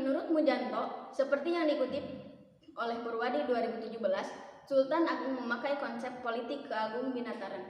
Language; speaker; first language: Indonesian; native; Indonesian